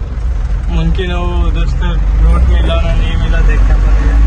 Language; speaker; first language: Hindi; non-native, fluent; Bangla